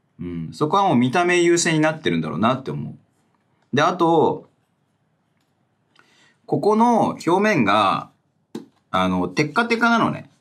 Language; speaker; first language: Japanese; native; Japanese